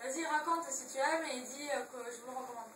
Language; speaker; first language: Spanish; non-native, learner; French